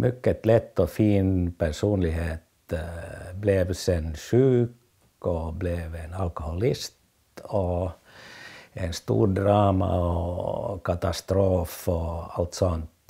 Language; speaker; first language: Swedish; non-native, fluent; Finnish